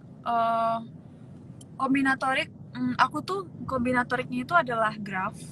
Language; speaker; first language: Indonesian; native; Indonesian